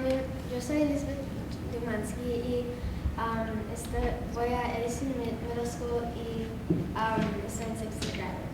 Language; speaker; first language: Spanish; non-native, learner; English